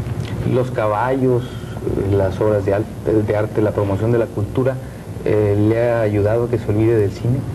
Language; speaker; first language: Spanish; native; Spanish